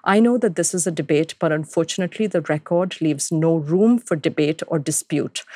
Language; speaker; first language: English; non-native, local second language; Hindi